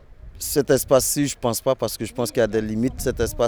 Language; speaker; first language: French; native; French